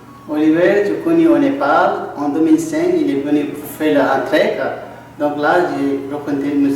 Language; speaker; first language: French; non-native, learner; Nepali